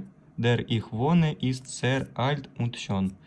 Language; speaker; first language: German; non-native, learner; Ukrainian